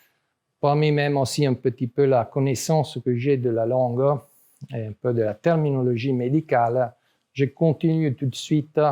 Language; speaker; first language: French; non-native, learner; Italian